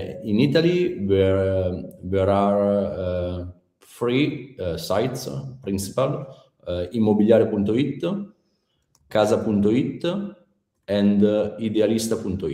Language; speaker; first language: English; non-native, learner; Italian